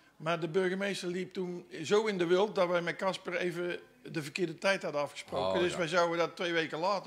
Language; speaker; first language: Dutch; native; Dutch